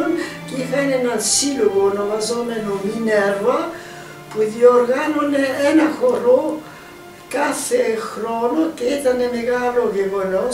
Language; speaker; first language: Greek; early bilingual, heritage; Greek